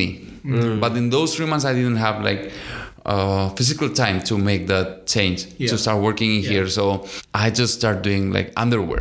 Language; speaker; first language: English; non-native, fluent; Spanish